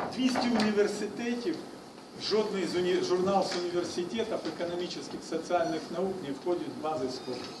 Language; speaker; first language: Ukrainian; non-native, local second language; Russian